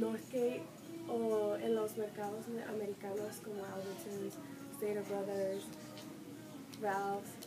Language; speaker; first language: Spanish; early bilingual, heritage; Spanish